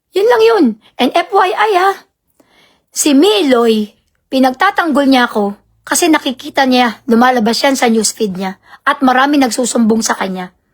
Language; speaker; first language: Filipino; native; Filipino